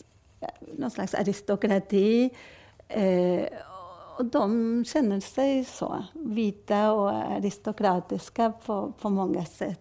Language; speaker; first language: Swedish; non-native, fluent; Spanish